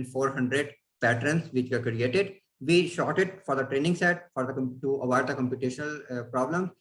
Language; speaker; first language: English; non-native, fluent; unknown